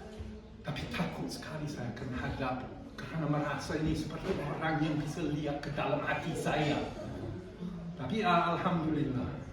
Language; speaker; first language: Indonesian; non-native, fluent; English